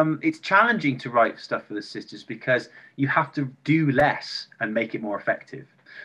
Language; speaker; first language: English; native; English